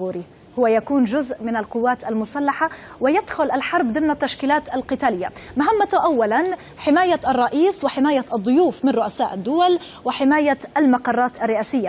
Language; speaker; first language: Arabic; native; Arabic